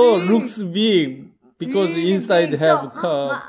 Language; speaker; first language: English; non-native, learner; Korean